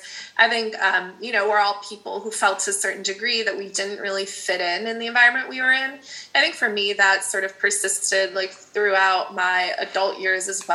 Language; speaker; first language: English; non-native, fluent; Dutch